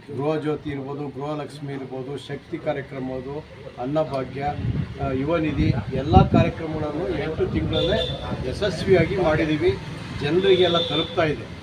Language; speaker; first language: Kannada; native; Kannada